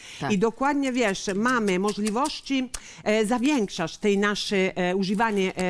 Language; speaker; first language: Polish; non-native, learner; Italian